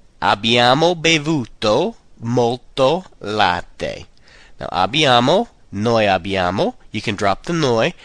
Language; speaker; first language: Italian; non-native, fluent; English